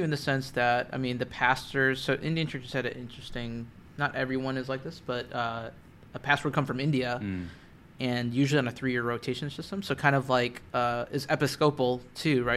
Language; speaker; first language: English; native; English